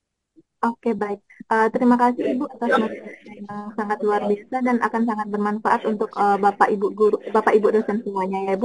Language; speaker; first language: Indonesian; native; Indonesian